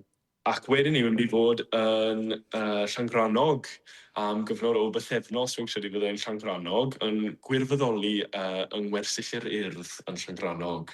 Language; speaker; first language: Welsh; non-native, fluent; English